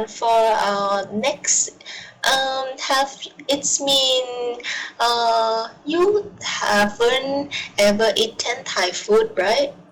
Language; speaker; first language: English; non-native, learner; Thai